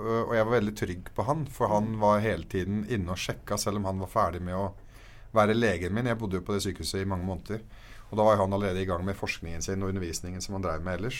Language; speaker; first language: Norwegian; early bilingual, other home language; Arabic